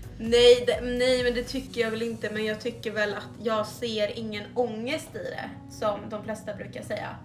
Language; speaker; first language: Swedish; native; Swedish